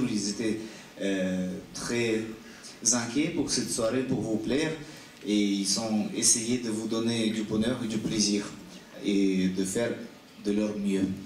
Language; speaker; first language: French; non-native, fluent; Russian